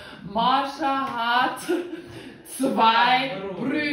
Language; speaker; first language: German; non-native, fluent; Russian